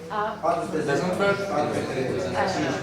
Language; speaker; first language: English; non-native, learner; Hungarian